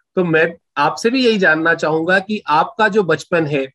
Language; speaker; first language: Hindi; native; Hindi